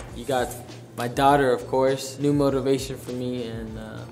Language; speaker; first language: English; native; English